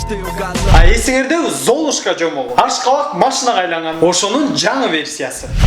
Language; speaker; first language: Kyrgyz; native; Kyrgyz